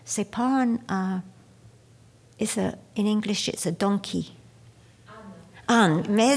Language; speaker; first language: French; non-native, learner; English